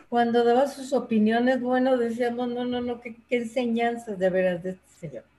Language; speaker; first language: Spanish; native; Spanish